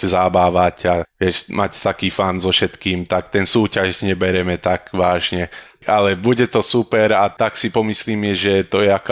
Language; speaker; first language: Slovak; early bilingual, heritage; Slovak